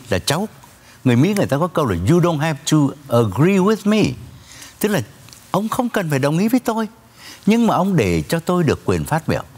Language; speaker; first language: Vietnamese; native; Vietnamese